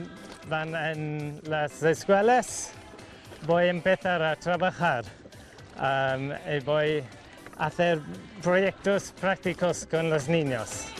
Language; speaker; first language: Spanish; non-native, learner; English